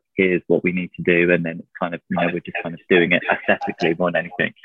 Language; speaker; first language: English; native; English